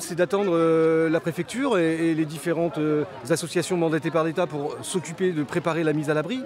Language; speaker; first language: French; native; French